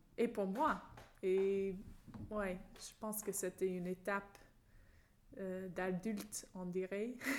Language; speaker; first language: French; non-native, fluent; English